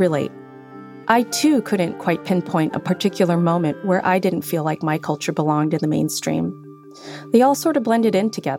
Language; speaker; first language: English; native; English